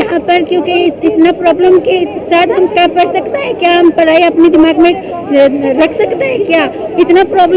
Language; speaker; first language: Hindi; non-native, learner; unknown